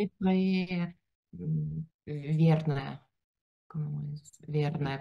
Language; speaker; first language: French; non-native, learner; Russian